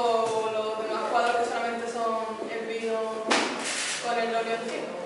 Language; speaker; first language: Spanish; native; Spanish